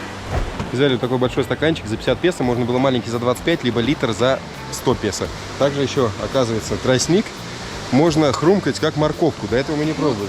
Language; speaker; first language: Russian; native; Russian